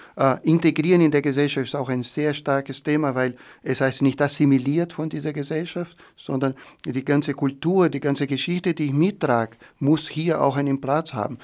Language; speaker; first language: German; non-native, fluent; Portuguese